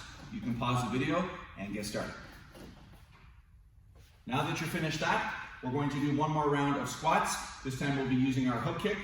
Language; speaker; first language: English; native; English